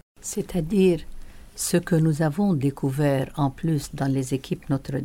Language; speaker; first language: French; non-native, local second language; Arabic